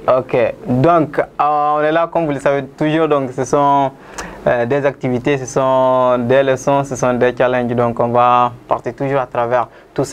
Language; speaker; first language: French; non-native, local second language; Bambara